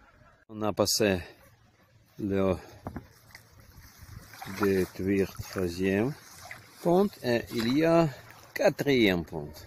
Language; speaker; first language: French; non-native, learner; Ukrainian